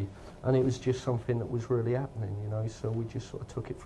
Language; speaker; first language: English; native; English